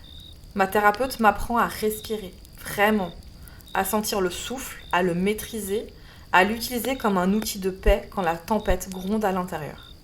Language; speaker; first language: French; native; French